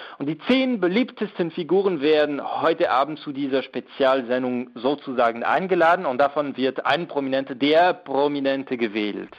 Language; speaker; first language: German; non-native, local second language; French